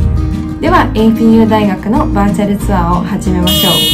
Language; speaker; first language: Japanese; non-native, fluent; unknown